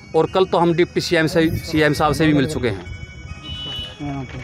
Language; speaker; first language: Hindi; native; Hindi